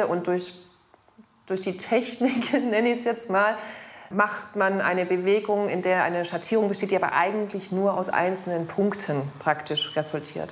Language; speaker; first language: German; native; German